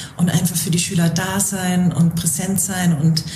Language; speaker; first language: German; native; German